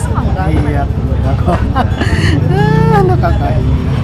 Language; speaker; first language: Filipino; native; Filipino